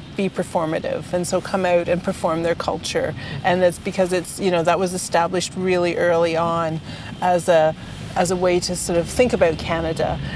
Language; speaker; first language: English; native; English